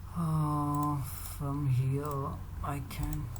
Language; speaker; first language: English; non-native, local second language; Kannada